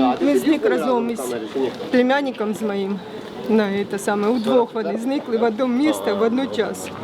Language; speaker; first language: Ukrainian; non-native, local second language; Russian